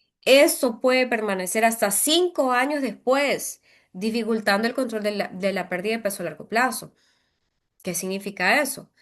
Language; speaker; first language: Spanish; native; Spanish